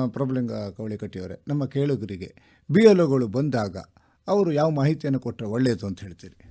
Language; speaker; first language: Kannada; native; Kannada